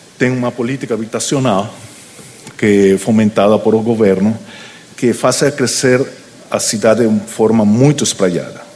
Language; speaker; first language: Portuguese; non-native, learner; Spanish